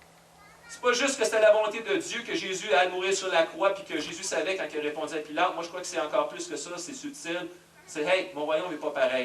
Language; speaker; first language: French; native; French